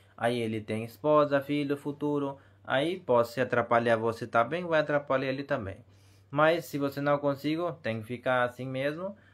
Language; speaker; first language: Portuguese; non-native, learner; Hindi